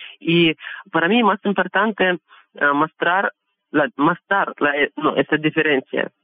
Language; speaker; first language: Spanish; non-native, learner; Russian